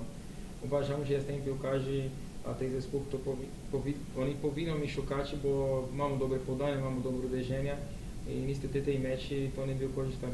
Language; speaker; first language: Polish; non-native, learner; Portuguese